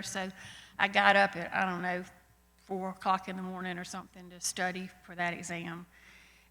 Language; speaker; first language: English; native; English